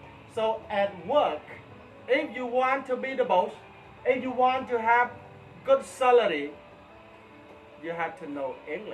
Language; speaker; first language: English; non-native, fluent; Khmer